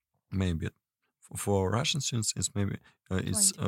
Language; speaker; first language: English; non-native, learner; Russian